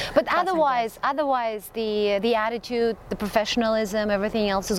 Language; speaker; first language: English; non-native, fluent; Uzbek